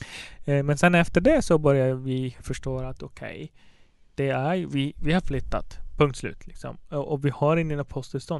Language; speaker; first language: Swedish; non-native, fluent; Arabic